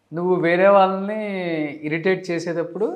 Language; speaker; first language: Telugu; native; Telugu